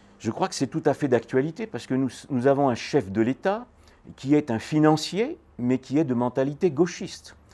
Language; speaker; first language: French; native; French